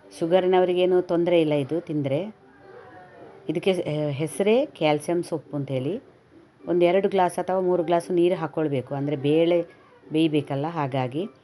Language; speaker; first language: Kannada; native; Kannada